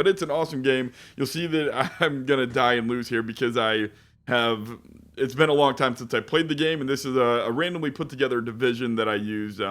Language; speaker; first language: English; native; English